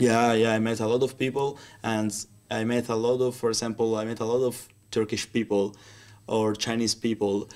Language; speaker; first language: English; non-native, learner; Italian